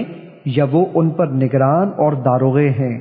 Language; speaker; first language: Urdu; native; Urdu